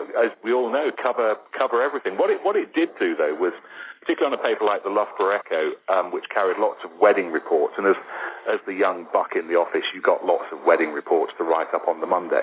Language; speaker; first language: English; native; English